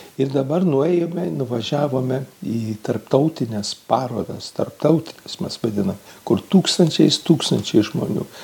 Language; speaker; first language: Lithuanian; early bilingual, heritage; Lithuanian